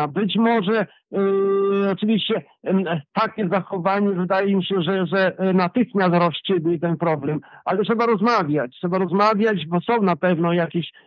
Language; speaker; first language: Polish; early bilingual, heritage; Polish